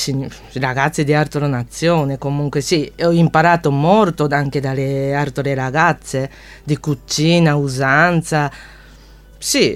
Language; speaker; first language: Italian; non-native, fluent; Japanese